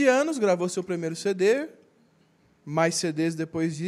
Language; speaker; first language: Portuguese; native; Portuguese